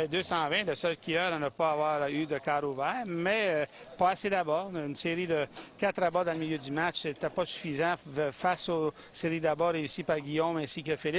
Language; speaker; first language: French; native; French